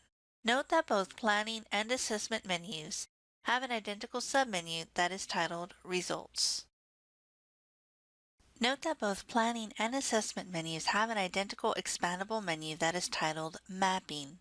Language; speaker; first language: English; native; English